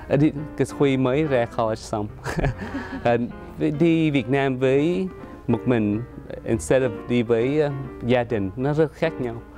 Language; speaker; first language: Vietnamese; early bilingual, other home language; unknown